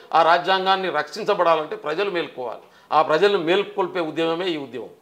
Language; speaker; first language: Telugu; non-native, local second language; Lambadi